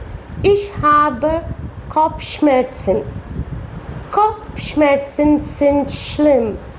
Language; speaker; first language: German; non-native, fluent; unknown